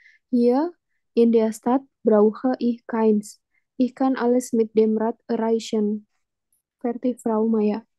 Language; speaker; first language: German; non-native, learner; Indonesian